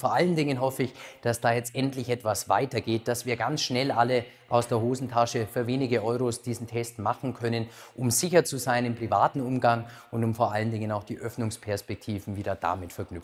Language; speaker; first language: German; native; German